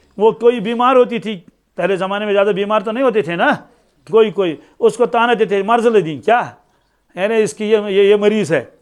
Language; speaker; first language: Urdu; non-native, local second language; Kashmiri